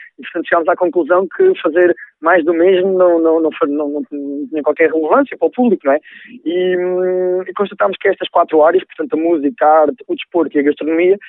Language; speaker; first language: Portuguese; native; Portuguese